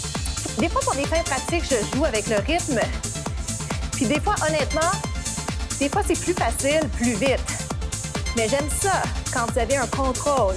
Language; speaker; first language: French; native; French